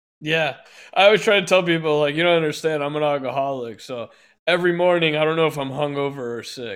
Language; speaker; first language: English; native; English